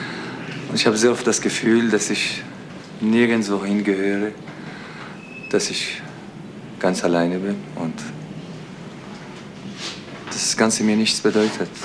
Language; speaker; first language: German; non-native, fluent; Persian